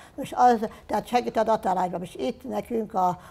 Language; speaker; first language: Hungarian; native; Hungarian